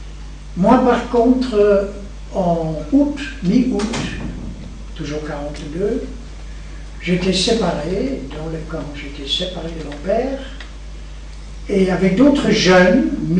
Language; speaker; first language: French; native; French